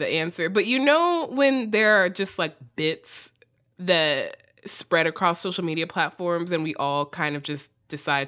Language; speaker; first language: English; native; English